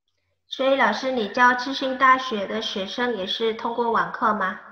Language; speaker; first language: Chinese; non-native, fluent; Indonesian